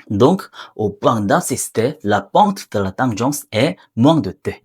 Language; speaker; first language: French; non-native, learner; Korean